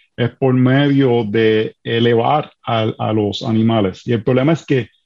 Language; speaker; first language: Spanish; native; Spanish